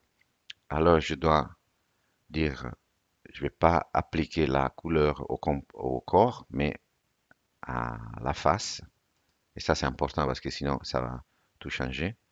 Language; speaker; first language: French; non-native, fluent; Italian